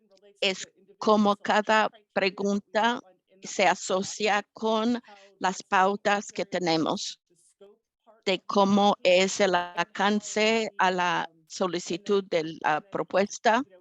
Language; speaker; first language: Spanish; non-native, fluent; English